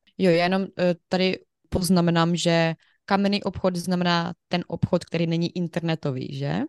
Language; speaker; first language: Czech; non-native, fluent; Ukrainian